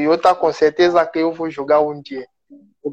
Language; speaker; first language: Portuguese; non-native, learner; French